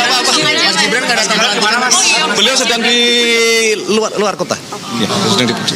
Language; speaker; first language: Indonesian; native; Indonesian